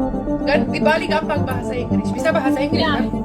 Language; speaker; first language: Indonesian; non-native, fluent; Romanian